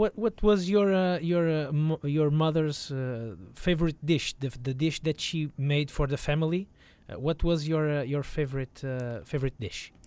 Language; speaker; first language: English; non-native, fluent; Portuguese